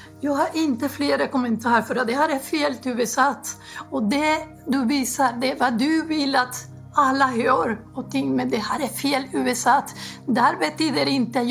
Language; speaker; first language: Swedish; non-native, fluent; Spanish